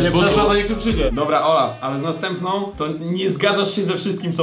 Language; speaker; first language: Polish; native; Polish